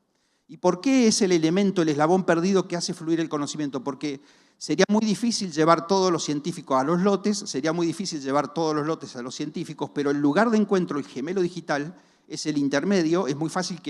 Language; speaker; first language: Spanish; native; Spanish